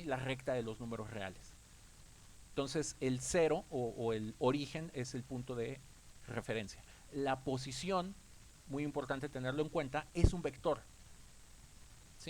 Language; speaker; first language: Spanish; native; Spanish